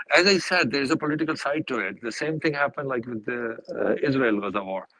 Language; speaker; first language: English; non-native, local second language; Urdu